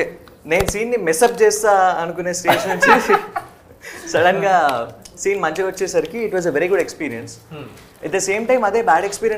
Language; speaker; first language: Telugu; native; Telugu